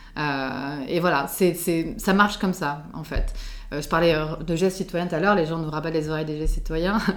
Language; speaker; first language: French; native; French